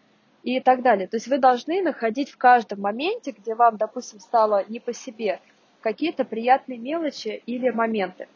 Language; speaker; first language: Russian; native; Russian